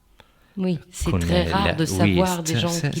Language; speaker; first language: French; native; French